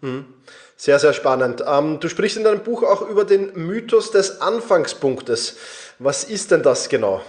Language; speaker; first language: German; native; German